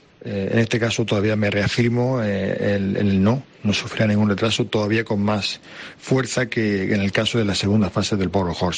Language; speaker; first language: Spanish; native; Spanish